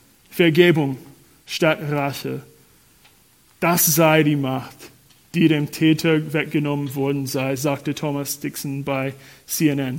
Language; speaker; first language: German; non-native, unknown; English